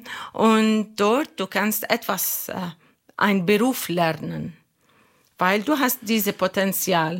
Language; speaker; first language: German; non-native, learner; Arabic